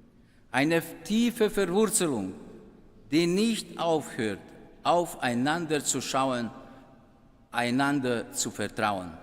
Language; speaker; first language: German; non-native, fluent; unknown